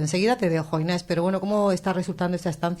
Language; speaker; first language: Spanish; native; Spanish